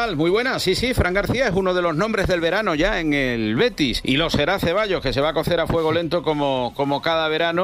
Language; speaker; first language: Spanish; native; Spanish